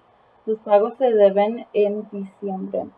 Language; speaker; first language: Spanish; early bilingual, heritage; Spanish